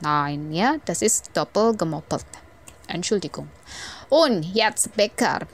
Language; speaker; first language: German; non-native, fluent; Indonesian